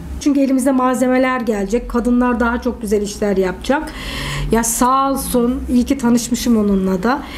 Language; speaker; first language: Turkish; native; Turkish